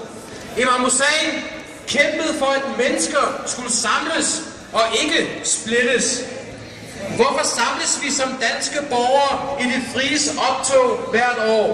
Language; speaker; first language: Danish; early bilingual, other home language; Arabic